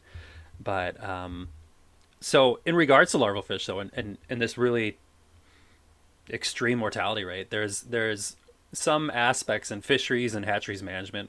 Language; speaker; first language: English; native; English